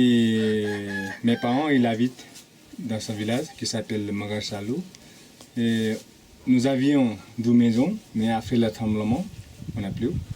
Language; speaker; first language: French; non-native, fluent; Nepali